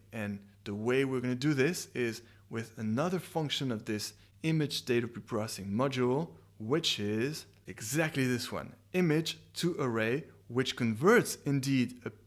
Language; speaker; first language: English; non-native, fluent; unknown